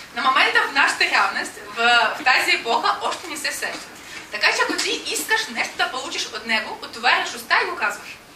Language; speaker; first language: Bulgarian; non-native, fluent; Russian